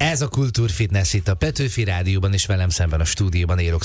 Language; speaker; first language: Hungarian; native; Hungarian